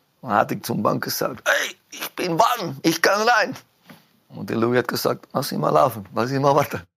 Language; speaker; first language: German; non-native, learner; Dutch